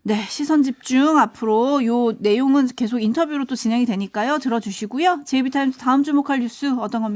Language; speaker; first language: Korean; native; Korean